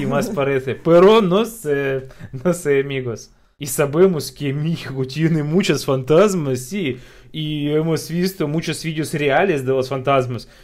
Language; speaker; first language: Spanish; non-native, learner; Russian